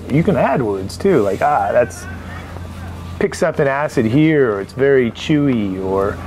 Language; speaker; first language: English; native; English